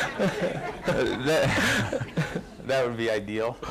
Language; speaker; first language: English; native; English